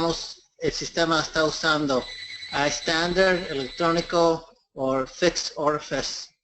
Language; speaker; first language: Spanish; early bilingual, heritage; English